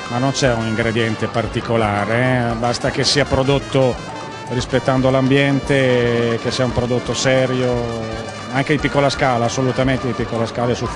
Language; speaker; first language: Italian; native; Italian